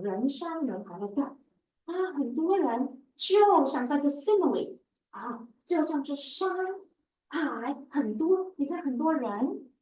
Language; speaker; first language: Chinese; non-native, fluent; English